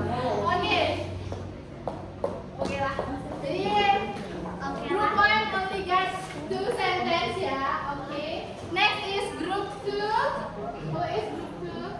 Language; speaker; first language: English; non-native, learner; Indonesian